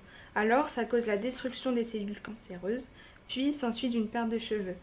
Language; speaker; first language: French; native; French